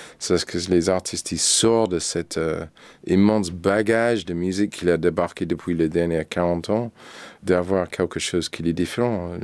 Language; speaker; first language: French; non-native, fluent; English